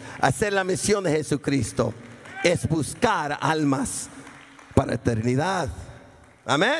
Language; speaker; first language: Spanish; early bilingual, heritage; Spanish